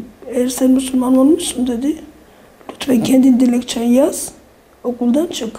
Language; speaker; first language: Turkish; non-native, fluent; Armenian